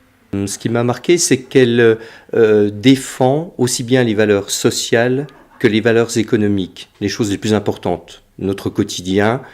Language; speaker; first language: French; native; French